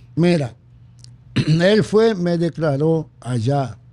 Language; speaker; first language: Spanish; early bilingual, other home language; Haitian Creole